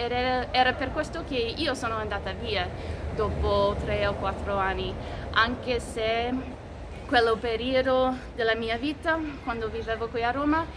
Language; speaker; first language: Italian; non-native, fluent; English